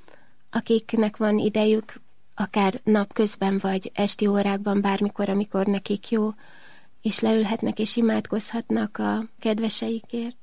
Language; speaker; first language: Hungarian; native; Hungarian